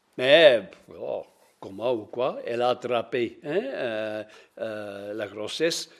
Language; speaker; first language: French; non-native, local second language; Dutch